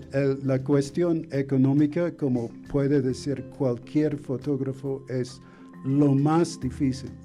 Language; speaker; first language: Spanish; non-native, fluent; English